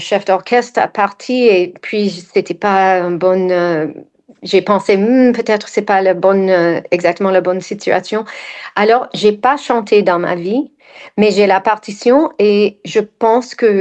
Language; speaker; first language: French; non-native, learner; English